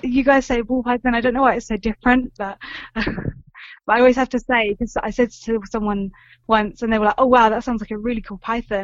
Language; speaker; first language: English; native; English